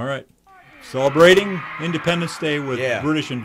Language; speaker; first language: English; native; English